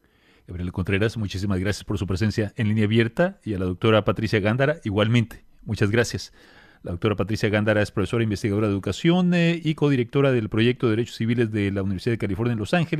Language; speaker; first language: Spanish; native; Spanish